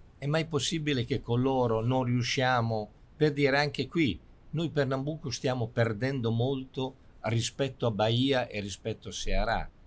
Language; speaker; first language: Italian; native; Italian